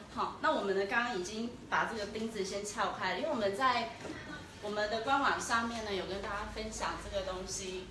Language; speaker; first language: Chinese; native; Chinese